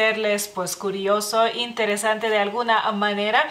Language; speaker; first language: Spanish; non-native, fluent; Lithuanian